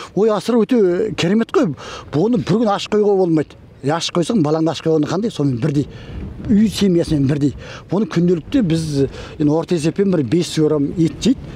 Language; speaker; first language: Kazakh; early bilingual, heritage; Kazakh